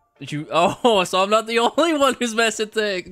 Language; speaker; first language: English; native; English